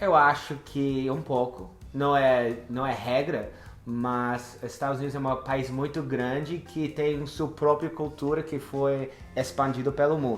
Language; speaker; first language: Portuguese; non-native, fluent; English